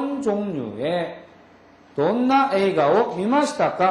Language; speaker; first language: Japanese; non-native, fluent; Korean